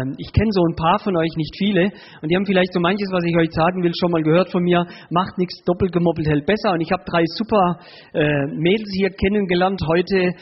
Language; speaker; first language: German; early bilingual, other home language; Spanish